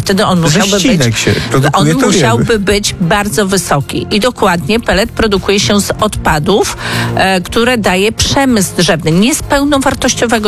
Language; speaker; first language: Polish; native; Polish